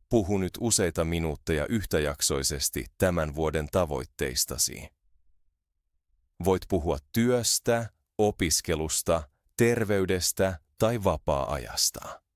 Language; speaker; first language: Finnish; non-native, fluent; Spanish